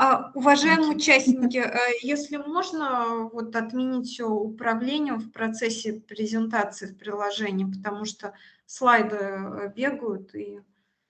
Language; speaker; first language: Russian; native; Russian